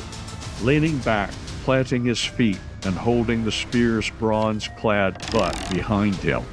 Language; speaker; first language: English; native; English